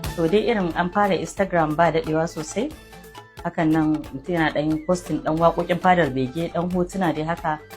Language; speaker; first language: Hausa; non-native, local second language; Fula